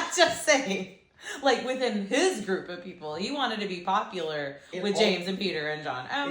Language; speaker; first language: English; native; English